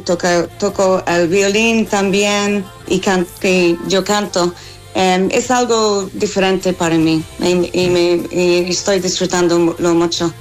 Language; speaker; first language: Spanish; non-native, fluent; English